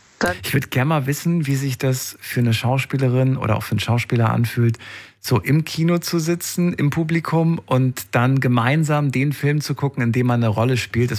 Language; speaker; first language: German; native; German